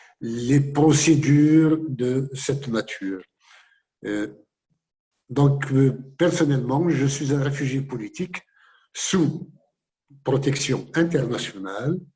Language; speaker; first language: French; non-native, local second language; Kabyle